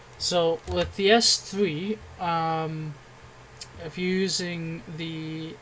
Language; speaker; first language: English; native; English